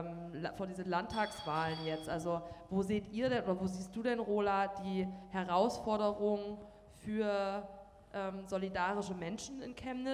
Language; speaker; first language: German; native; German